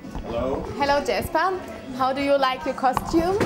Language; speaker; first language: English; non-native, learner; German